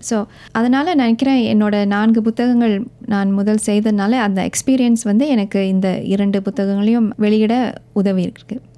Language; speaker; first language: Tamil; native; Tamil